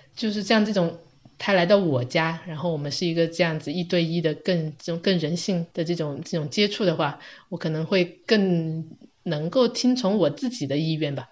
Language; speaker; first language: Chinese; native; Chinese